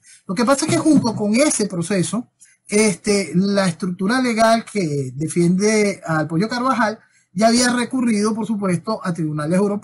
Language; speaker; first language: Spanish; native; Spanish